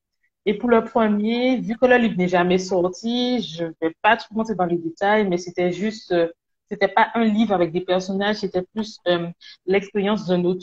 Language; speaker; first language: French; native; French